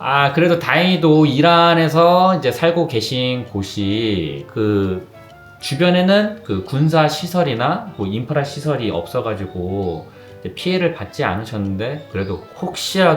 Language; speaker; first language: Korean; native; Korean